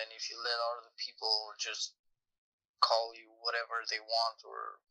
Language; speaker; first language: English; non-native, fluent; Romanian